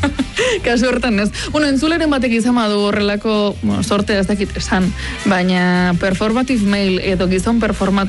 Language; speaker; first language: Basque; native; Basque